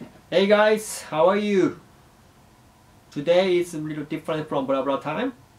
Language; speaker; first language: English; non-native, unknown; Japanese